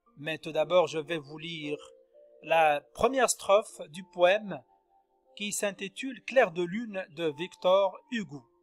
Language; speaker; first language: French; non-native, local second language; Arabic